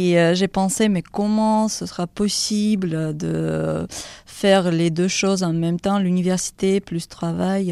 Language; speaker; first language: French; non-native, fluent; Russian